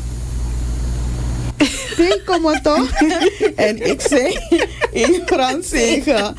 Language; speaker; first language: Dutch; non-native, local second language; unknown